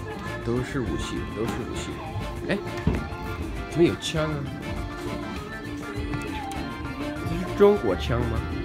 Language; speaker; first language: Chinese; non-native, fluent; English